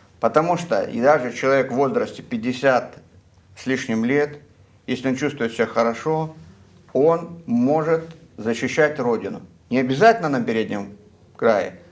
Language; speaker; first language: Russian; native; Russian